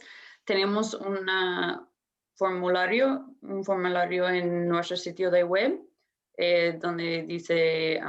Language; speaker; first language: Spanish; non-native, fluent; English